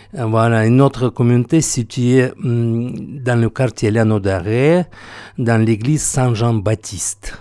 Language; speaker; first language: French; non-native, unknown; Russian